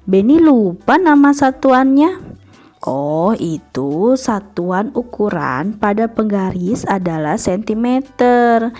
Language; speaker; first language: Indonesian; native; Indonesian